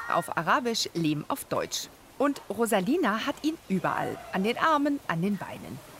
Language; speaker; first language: German; native; German